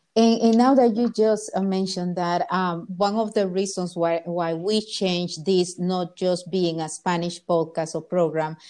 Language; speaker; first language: English; non-native, fluent; Spanish